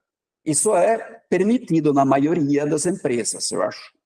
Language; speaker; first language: Portuguese; non-native, fluent; Norwegian